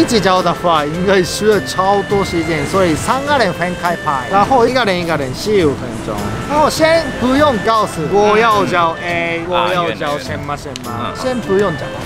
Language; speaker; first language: Chinese; non-native, fluent; Japanese